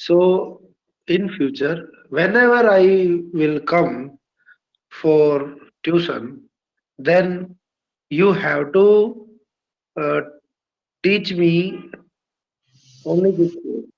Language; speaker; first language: English; non-native, learner; Hindi